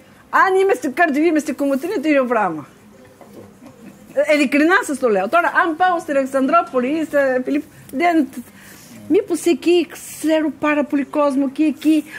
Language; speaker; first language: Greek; non-native, learner; Bulgarian